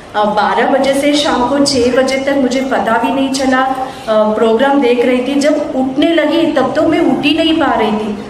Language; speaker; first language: Hindi; non-native, local second language; Kannada